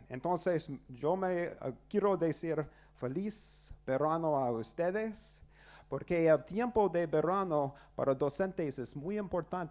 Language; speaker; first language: Spanish; non-native, learner; English